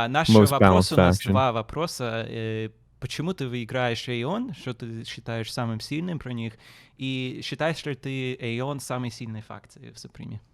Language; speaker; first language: Russian; early bilingual, heritage; Russian